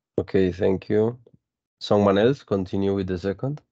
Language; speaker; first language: English; non-native, fluent; Spanish